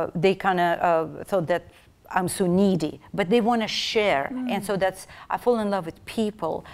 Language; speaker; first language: English; non-native, fluent; Russian